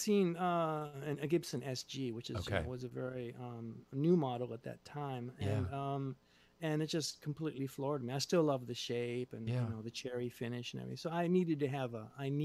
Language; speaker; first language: English; native; English